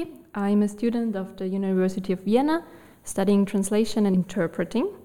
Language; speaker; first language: English; non-native, fluent; German